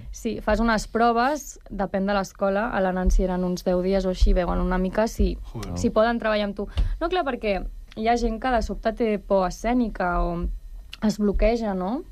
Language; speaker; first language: Catalan; native; Catalan